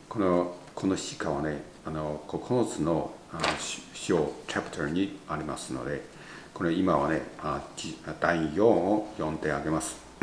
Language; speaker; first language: Japanese; non-native, learner; Chinese